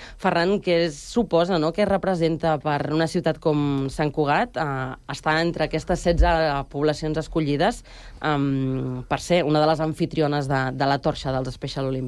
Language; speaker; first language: Catalan; native; Catalan